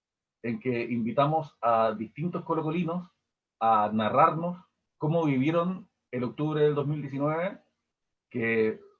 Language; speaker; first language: Spanish; native; Spanish